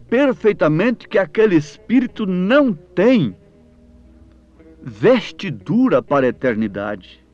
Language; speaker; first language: Portuguese; native; Portuguese